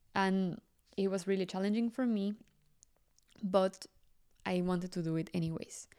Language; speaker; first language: English; non-native, fluent; Spanish